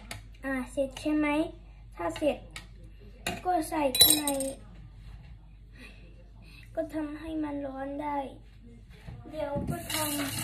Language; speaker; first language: Thai; early bilingual, heritage; Swedish